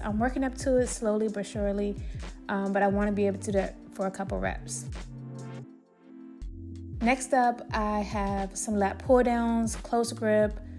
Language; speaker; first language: English; native; English